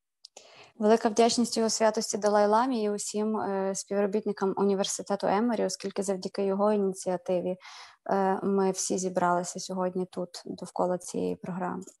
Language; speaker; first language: Ukrainian; native; Ukrainian